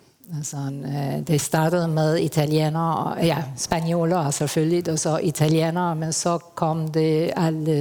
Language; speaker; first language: Danish; non-native, fluent; Spanish